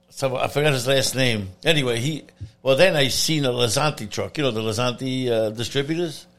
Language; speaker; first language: English; non-native, fluent; Italian